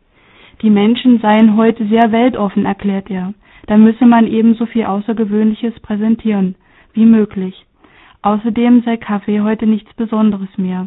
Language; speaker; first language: German; native; German